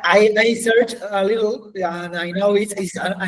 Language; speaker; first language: English; non-native, learner; Spanish